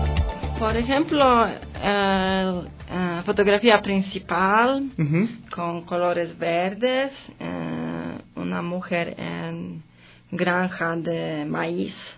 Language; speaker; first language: Spanish; non-native, learner; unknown